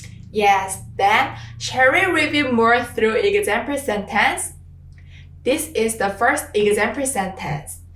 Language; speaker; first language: English; non-native, fluent; Korean